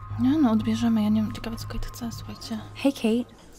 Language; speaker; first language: Polish; native; Polish